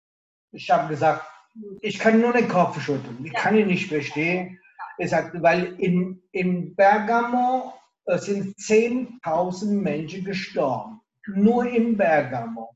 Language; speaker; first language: German; non-native, local second language; Italian